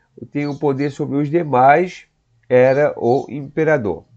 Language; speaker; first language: Portuguese; native; Portuguese